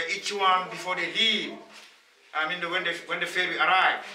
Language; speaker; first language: English; non-native, learner; Wolof